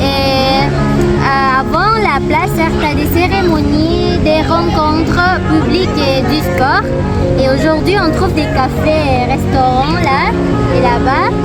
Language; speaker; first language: French; non-native, learner; Indonesian